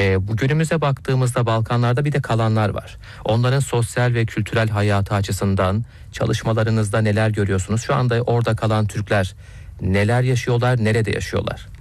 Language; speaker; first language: Turkish; native; Turkish